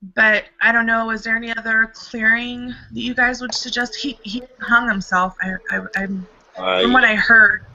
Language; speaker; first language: English; native; English